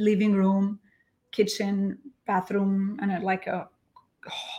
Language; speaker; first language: English; non-native, fluent; Albanian